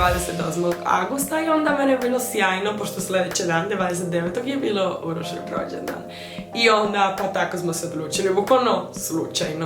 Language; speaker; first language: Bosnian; non-native, fluent; Spanish